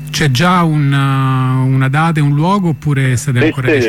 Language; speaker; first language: Italian; native; Italian